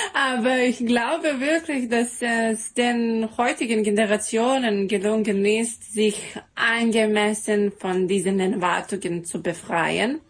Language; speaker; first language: German; non-native, learner; Serbian